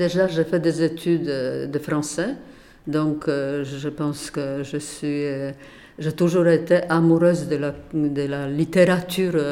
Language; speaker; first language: French; non-native, fluent; Polish